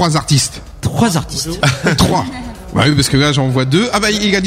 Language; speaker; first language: French; native; French